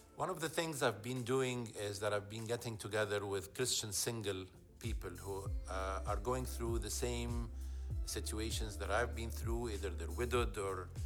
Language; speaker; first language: English; non-native, fluent; Arabic